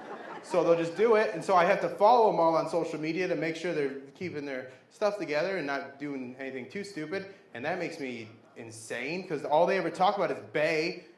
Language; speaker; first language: English; native; English